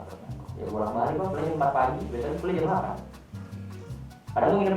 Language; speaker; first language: Indonesian; native; Indonesian